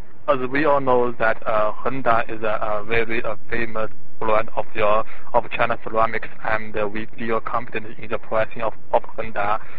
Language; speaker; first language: English; non-native, fluent; Chinese